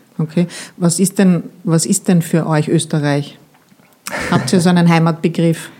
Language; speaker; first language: German; native; German